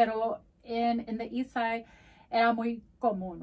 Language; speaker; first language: Spanish; early bilingual, heritage; Spanish